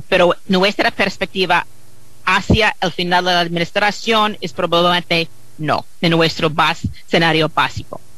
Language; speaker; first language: Spanish; non-native, fluent; English